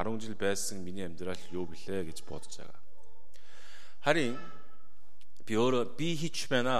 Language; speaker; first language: Mongolian; non-native, fluent; Korean